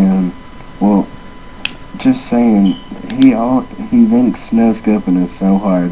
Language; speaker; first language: English; native; English